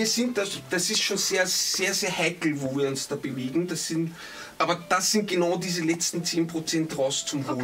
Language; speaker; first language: German; native; German